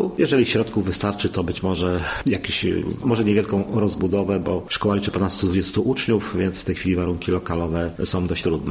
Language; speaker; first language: Polish; native; Polish